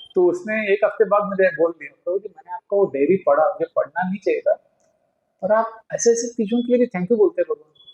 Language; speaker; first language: Hindi; non-native, local second language; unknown